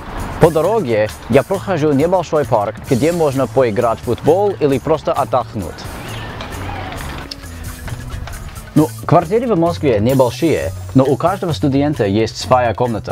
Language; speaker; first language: Russian; non-native, learner; English